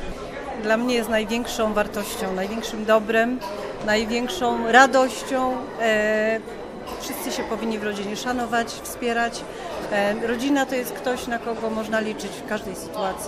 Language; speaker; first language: Polish; native; Polish